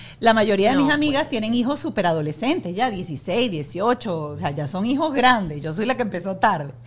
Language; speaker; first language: Spanish; native; Spanish